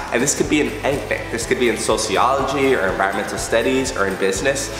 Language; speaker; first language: English; native; English